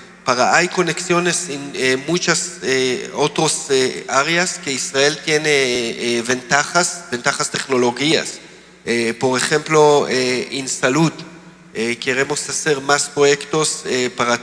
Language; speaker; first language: Spanish; non-native, learner; Hebrew